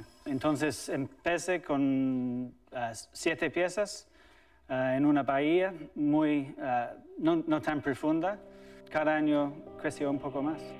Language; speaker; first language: Spanish; non-native, learner; English